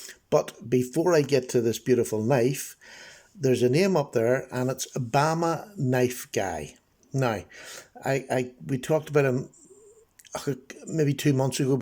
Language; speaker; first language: English; native; English